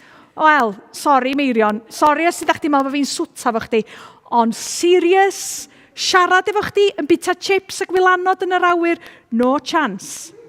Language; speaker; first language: Welsh; native; Welsh